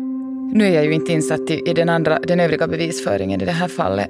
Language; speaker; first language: Swedish; native; Swedish